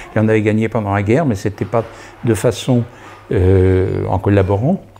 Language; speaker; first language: French; native; French